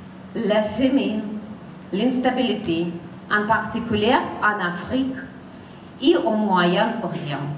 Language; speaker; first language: French; non-native, fluent; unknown